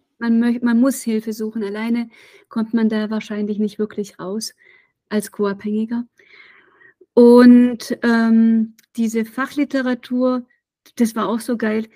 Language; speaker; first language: German; native; German